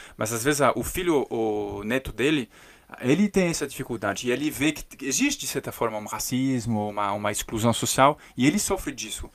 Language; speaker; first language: Portuguese; non-native, fluent; French